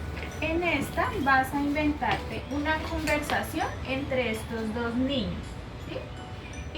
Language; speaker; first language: Spanish; native; Spanish